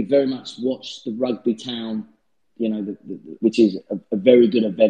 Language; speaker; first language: English; native; English